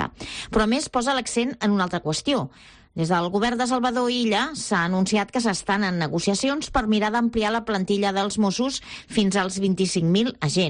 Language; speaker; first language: Catalan; native; Catalan